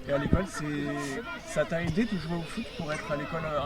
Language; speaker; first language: French; native; French